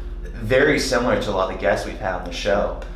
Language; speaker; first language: English; native; English